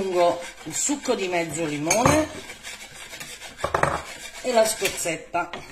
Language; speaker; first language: Italian; native; Italian